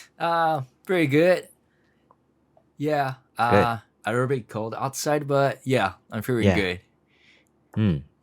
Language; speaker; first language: English; non-native, learner; Japanese